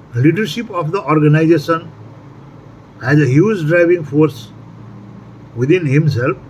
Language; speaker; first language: English; non-native, local second language; Nepali